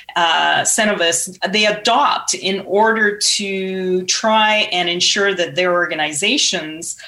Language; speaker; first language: English; native; English